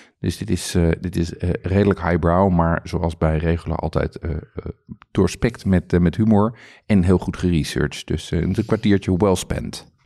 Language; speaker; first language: Dutch; native; Dutch